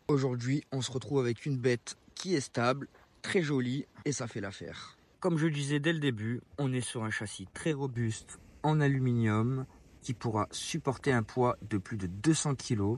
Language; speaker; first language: French; native; French